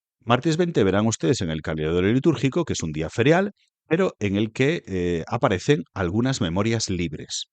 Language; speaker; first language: Spanish; native; Spanish